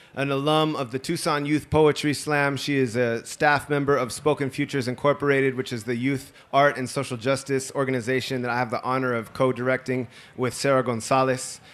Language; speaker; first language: English; native; English